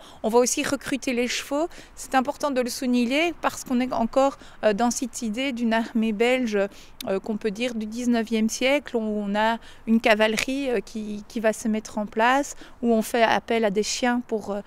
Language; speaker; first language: French; native; French